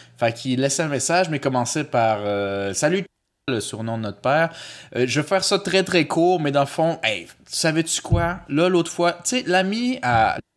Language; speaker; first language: French; early bilingual, other home language; Spanish